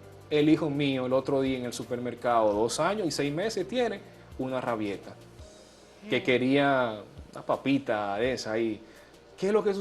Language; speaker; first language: Spanish; native; Spanish